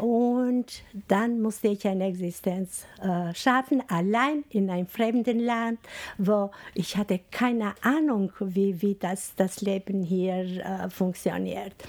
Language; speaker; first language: German; non-native, fluent; Albanian